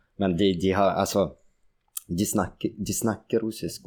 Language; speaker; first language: Norwegian; non-native, fluent; Russian